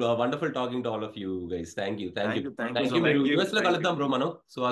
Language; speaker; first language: Telugu; native; Telugu